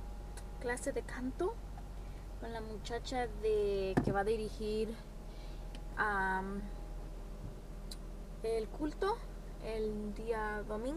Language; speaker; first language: Spanish; early bilingual, heritage; Spanish